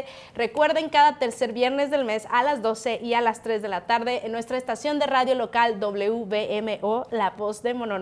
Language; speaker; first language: Spanish; native; Spanish